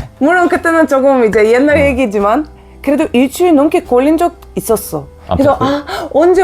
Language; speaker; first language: Korean; non-native, fluent; Bulgarian